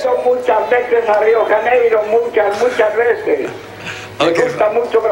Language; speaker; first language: Portuguese; non-native, learner; Spanish